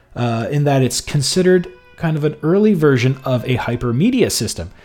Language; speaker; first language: English; native; English